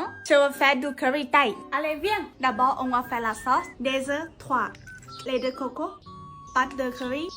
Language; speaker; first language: French; non-native, learner; Thai